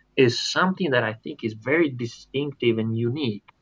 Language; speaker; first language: English; non-native, fluent; Italian